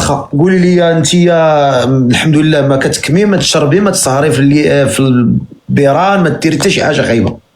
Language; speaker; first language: Arabic; native; Arabic